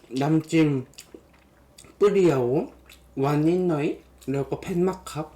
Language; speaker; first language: Thai; non-native, learner; Korean